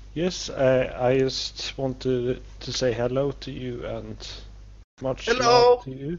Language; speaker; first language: English; non-native, learner; Swedish